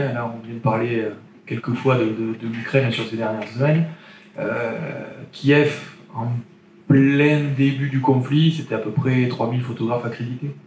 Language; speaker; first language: French; native; French